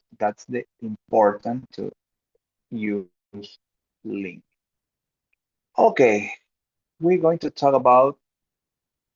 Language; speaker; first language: English; non-native, fluent; Spanish